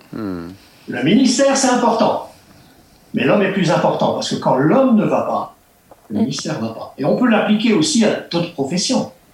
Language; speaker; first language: French; native; French